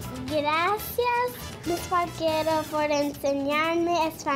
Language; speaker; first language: Spanish; non-native, learner; English